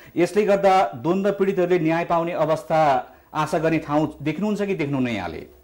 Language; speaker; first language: Nepali; native; Nepali